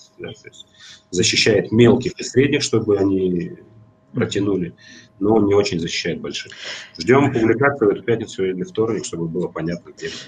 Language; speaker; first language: Russian; native; Russian